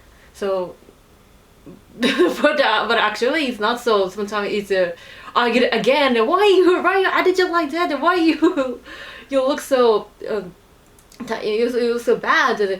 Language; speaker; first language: English; non-native, learner; Japanese